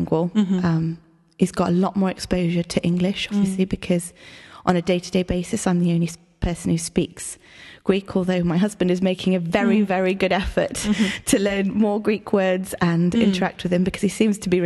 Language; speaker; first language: English; native; English